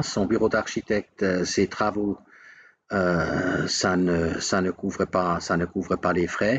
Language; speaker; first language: French; native; French